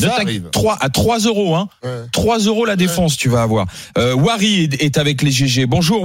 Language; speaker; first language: French; native; French